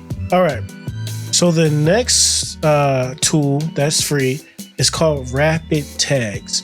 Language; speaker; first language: English; native; English